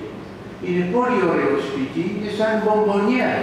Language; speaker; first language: Greek; non-native, learner; French